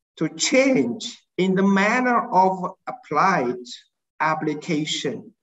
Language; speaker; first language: English; non-native, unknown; Chinese